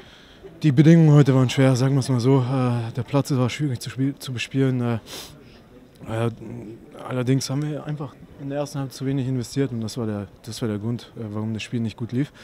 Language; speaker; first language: German; native; German